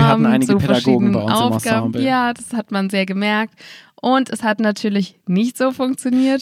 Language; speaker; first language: German; native; German